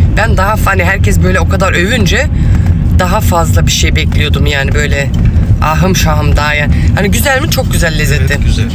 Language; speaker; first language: Turkish; early bilingual, heritage; Turkish